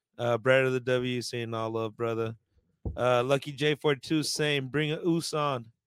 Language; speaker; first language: English; early bilingual, other home language; Spanish